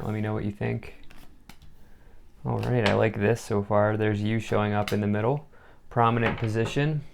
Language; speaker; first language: English; native; English